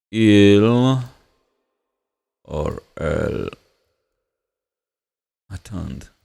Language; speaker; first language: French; non-native, fluent; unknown